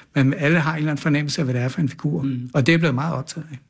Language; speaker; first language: Danish; native; Danish